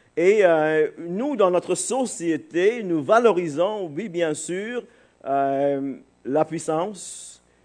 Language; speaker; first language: French; non-native, fluent; English